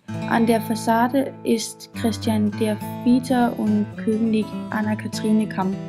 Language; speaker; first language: German; non-native, learner; Danish